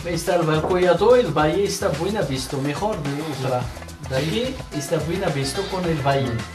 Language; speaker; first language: Spanish; non-native, learner; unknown